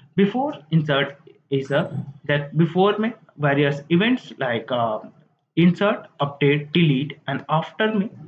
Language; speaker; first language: English; non-native, local second language; Hindi